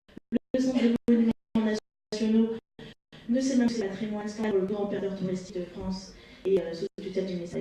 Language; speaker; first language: French; native; French